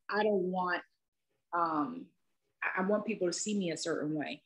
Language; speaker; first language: English; native; English